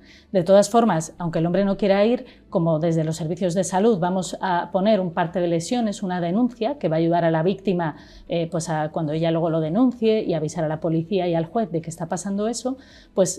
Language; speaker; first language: Spanish; native; Spanish